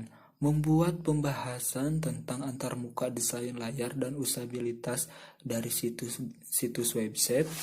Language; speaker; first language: Indonesian; native; Indonesian